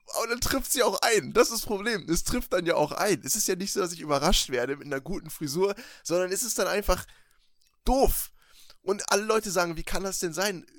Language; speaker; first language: German; early bilingual, other home language; Turkish